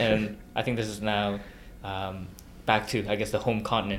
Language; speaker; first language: English; non-native, local second language; Korean